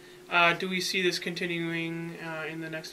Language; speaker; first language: English; native; English